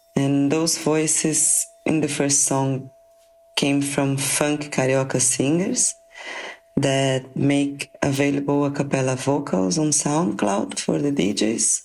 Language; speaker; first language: English; non-native, fluent; Portuguese